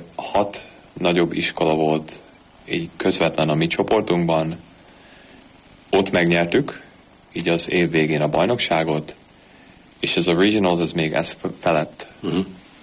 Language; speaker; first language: Hungarian; early bilingual, heritage; Hungarian